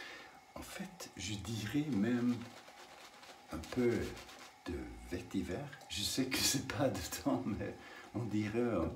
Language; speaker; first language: French; non-native, learner; English